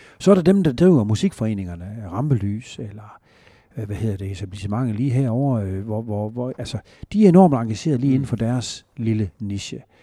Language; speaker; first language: Danish; native; Danish